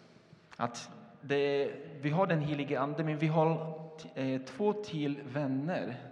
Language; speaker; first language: Swedish; non-native, fluent; Portuguese